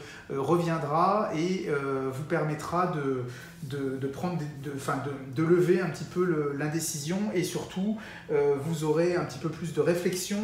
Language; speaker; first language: French; native; French